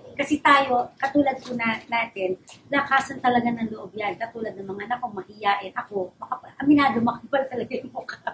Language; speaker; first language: Filipino; native; Filipino